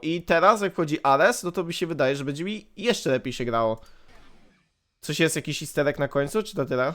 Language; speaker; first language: Polish; native; Polish